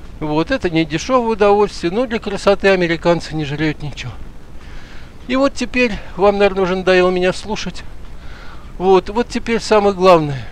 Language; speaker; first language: Russian; native; Russian